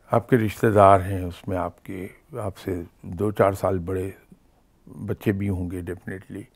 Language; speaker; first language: Urdu; non-native, local second language; Punjabi